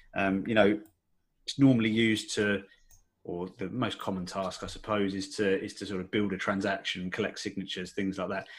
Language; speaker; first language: English; native; English